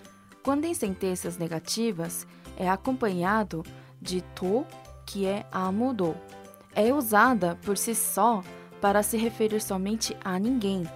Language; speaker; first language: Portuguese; non-native, fluent; Korean